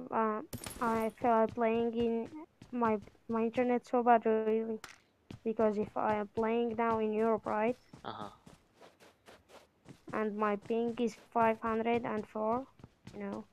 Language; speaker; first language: English; non-native, learner; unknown